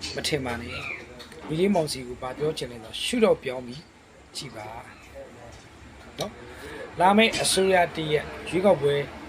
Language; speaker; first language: Burmese; native; Burmese